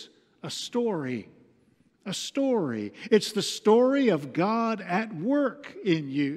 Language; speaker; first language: English; native; English